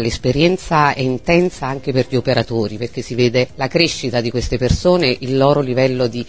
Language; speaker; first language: Italian; native; Italian